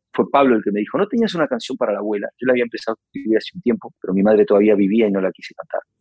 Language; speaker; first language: Spanish; native; Spanish